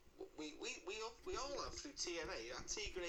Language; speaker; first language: English; native; English